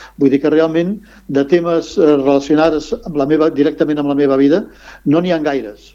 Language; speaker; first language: Catalan; non-native, local second language; Spanish